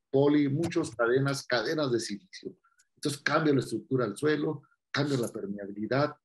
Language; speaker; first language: Spanish; native; Spanish